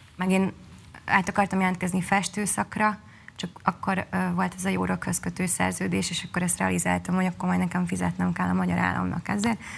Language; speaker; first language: Hungarian; native; Hungarian